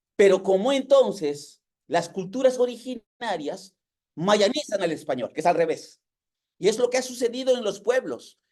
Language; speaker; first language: Spanish; non-native, local second language; Yucateco